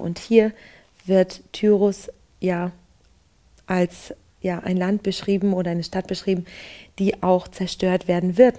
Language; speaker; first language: German; native; German